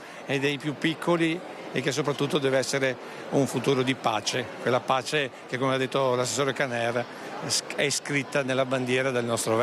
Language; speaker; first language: Italian; native; Italian